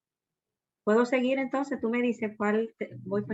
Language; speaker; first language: Spanish; native; Spanish